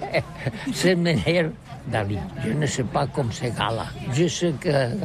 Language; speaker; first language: French; non-native, learner; Catalan